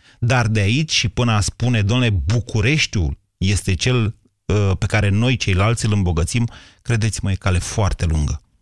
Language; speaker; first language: Romanian; native; Romanian